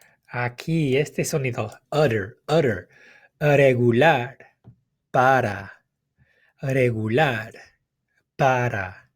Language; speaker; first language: Spanish; non-native, fluent; English